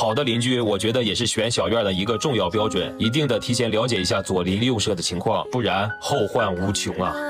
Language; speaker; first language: Chinese; native; Chinese